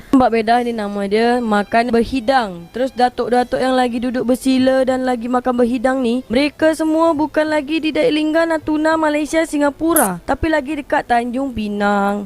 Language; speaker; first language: Malay; native; Malay